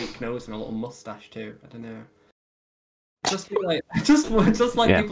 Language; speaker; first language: English; native; English